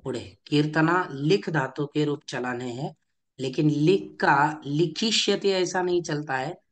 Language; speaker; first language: Hindi; non-native, local second language; Marathi